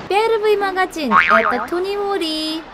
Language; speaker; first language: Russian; non-native, learner; Korean